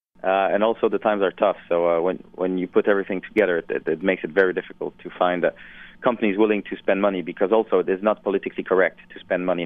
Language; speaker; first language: English; non-native, fluent; French